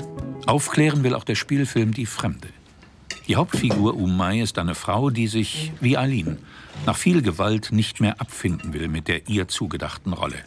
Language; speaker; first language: German; native; German